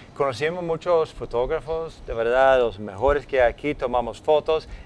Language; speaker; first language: Spanish; non-native, fluent; Swedish